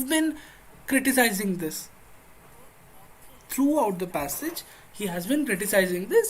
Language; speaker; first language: English; non-native, local second language; Hindi